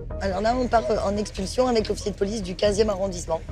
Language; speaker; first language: French; native; French